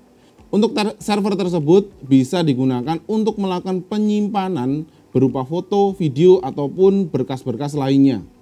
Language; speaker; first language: Indonesian; native; Indonesian